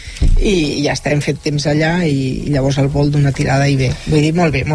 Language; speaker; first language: Catalan; native; Catalan